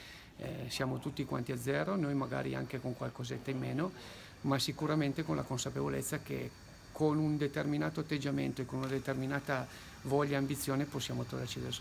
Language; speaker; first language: Italian; native; Italian